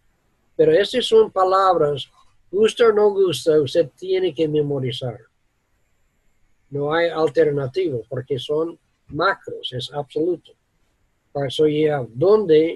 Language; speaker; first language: Spanish; non-native, learner; English